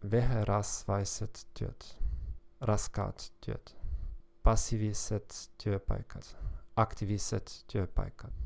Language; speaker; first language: Finnish; non-native, learner; German